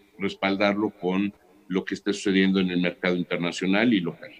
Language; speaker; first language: Spanish; native; Spanish